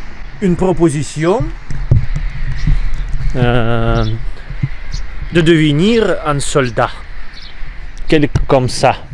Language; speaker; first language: French; non-native, learner; Russian